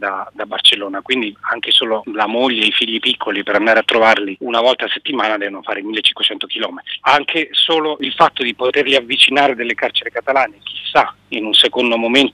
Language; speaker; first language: Italian; native; Italian